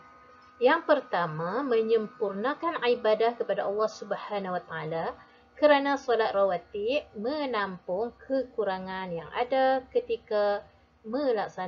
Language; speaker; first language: Malay; native; Malay